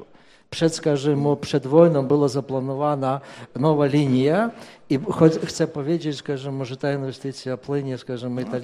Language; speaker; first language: Polish; non-native, fluent; Ukrainian